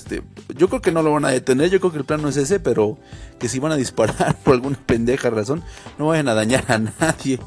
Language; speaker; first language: Spanish; native; Spanish